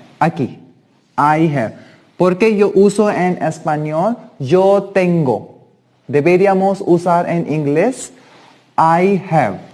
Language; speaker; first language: Spanish; non-native, fluent; Hindi